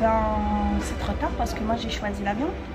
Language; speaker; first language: French; early bilingual, other home language; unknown